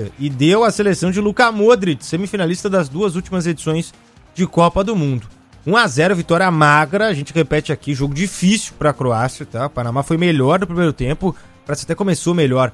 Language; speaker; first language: Portuguese; native; Portuguese